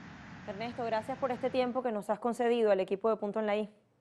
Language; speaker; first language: Spanish; native; Spanish